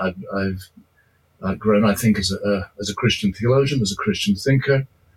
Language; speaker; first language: English; native; English